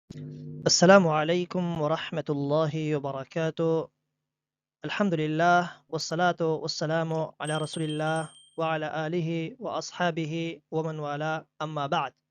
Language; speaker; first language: Arabic; non-native, fluent; Persian